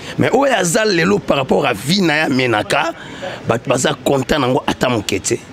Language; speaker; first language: Lingala; native; Lingala